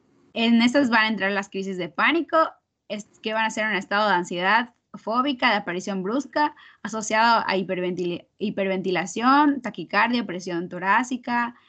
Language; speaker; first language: Spanish; native; Spanish